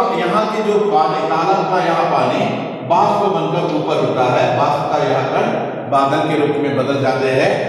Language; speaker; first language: Hindi; non-native, local second language; Kannada